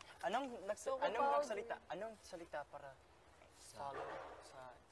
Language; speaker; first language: Filipino; non-native, learner; English